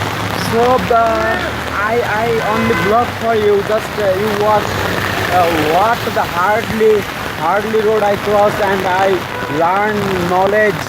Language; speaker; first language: English; non-native, local second language; Bangla